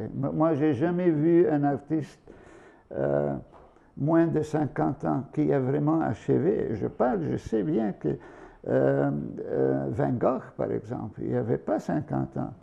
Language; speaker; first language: French; non-native, fluent; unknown